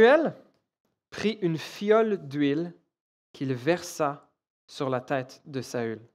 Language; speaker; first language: French; native; French